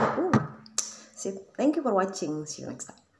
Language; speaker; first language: English; non-native, learner; Indonesian